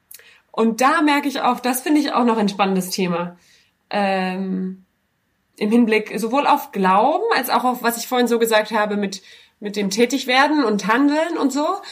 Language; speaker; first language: German; native; German